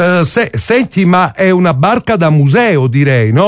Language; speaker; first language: Italian; native; Italian